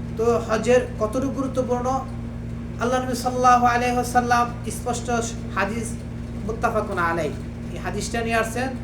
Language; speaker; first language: Bangla; native; Bangla